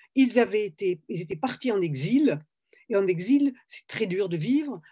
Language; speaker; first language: French; native; French